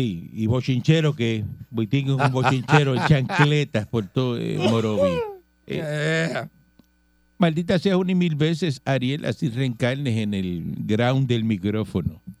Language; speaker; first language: Spanish; native; Spanish